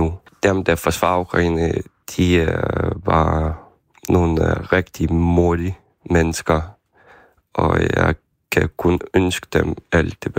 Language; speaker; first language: Danish; non-native, fluent; Ukrainian